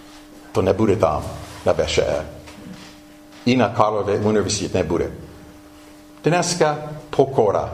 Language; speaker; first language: Czech; non-native, fluent; English